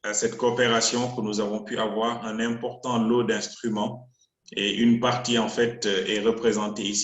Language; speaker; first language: French; non-native, local second language; Wolof